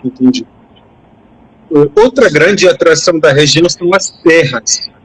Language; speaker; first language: Portuguese; non-native, fluent; French